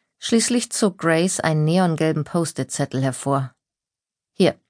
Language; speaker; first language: German; native; German